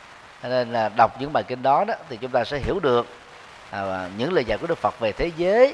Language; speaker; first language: Vietnamese; native; Vietnamese